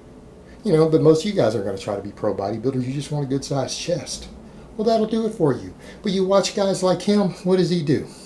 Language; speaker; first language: English; native; English